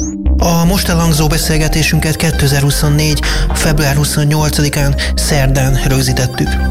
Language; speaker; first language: Hungarian; native; Hungarian